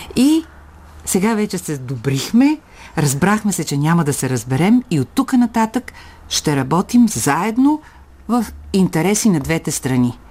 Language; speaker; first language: Bulgarian; native; Bulgarian